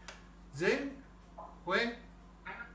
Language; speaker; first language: English; non-native, learner; Japanese